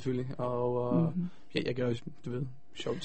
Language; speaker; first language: Danish; non-native, fluent; Hebrew